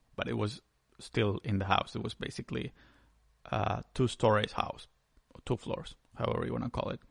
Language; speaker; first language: English; non-native, fluent; Spanish